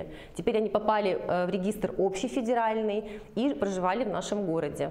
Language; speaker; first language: Russian; native; Russian